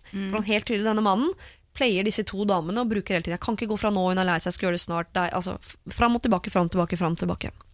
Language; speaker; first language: Norwegian; native; Norwegian